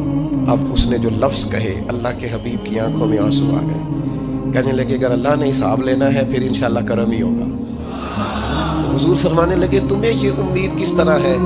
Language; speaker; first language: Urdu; non-native, local second language; Punjabi